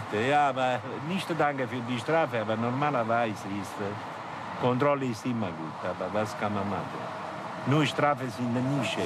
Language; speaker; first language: German; non-native, learner; Italian